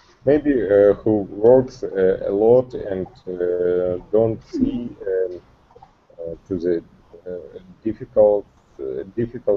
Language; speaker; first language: English; non-native, learner; Russian